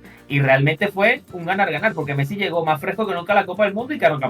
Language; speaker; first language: Spanish; native; Spanish